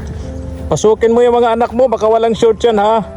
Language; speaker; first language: Filipino; native; Filipino